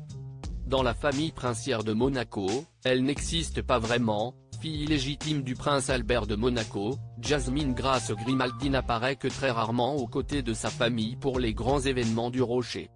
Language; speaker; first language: French; native; French